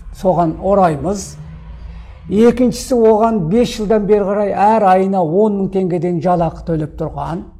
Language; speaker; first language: Kazakh; early bilingual, heritage; Kazakh